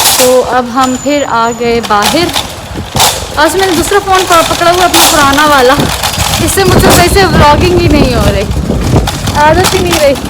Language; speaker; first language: Urdu; native; Urdu